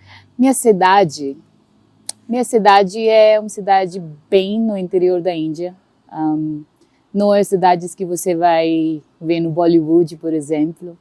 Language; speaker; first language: Portuguese; non-native, fluent; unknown